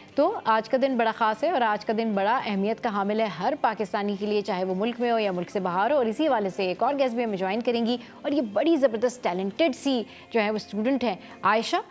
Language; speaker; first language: Urdu; native; Urdu